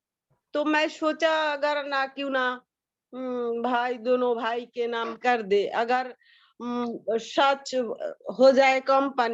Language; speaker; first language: Hindi; non-native, local second language; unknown